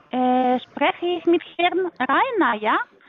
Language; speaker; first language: German; non-native, learner; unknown